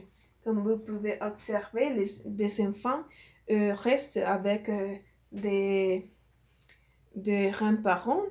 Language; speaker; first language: French; non-native, learner; Spanish